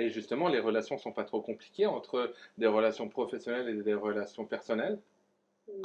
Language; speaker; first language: French; native; French